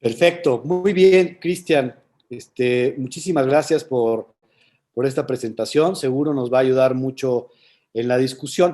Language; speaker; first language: Spanish; native; Spanish